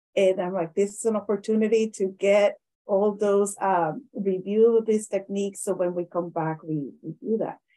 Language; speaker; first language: English; non-native, fluent; Spanish